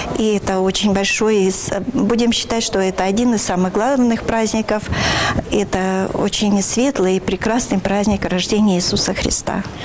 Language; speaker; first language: Russian; native; Russian